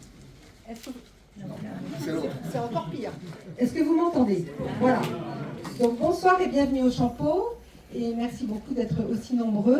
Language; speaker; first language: French; native; French